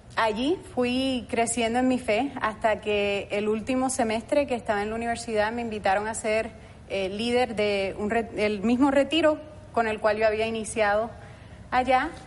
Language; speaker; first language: Spanish; early bilingual, heritage; Spanish